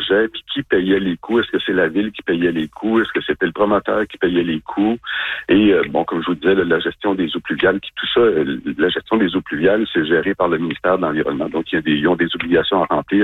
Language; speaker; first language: French; native; French